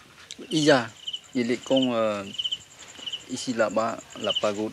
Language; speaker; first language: French; non-native, learner; Khmer